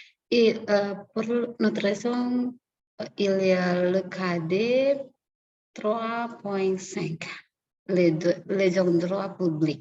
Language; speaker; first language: French; non-native, learner; Indonesian